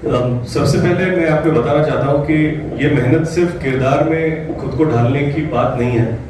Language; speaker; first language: Hindi; non-native, local second language; Marathi